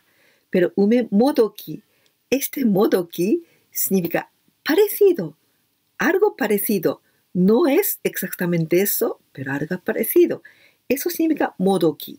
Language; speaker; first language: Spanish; non-native, fluent; Japanese